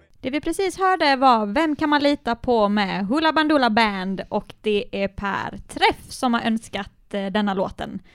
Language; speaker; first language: Swedish; native; Swedish